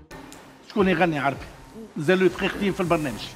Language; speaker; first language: Arabic; native; Arabic